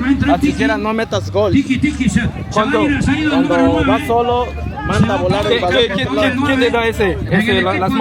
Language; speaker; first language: Spanish; non-native, learner; French